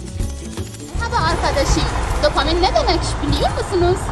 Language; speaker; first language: Turkish; non-native, learner; Persian